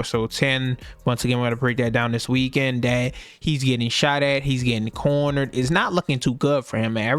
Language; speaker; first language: English; native; English